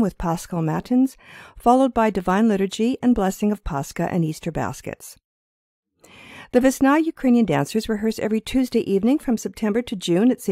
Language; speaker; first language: English; early bilingual, other home language; Ukrainian